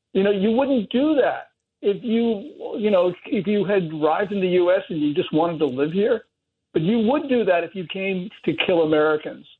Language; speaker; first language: English; native; English